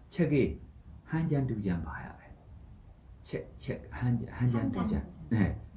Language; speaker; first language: Korean; non-native, learner; Burmese